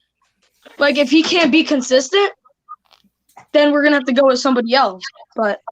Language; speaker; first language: English; native; English